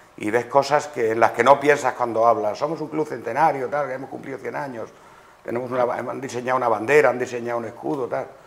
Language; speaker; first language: Spanish; native; Spanish